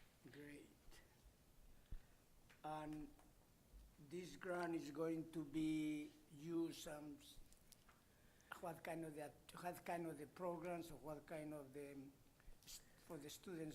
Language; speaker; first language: English; non-native, fluent; Spanish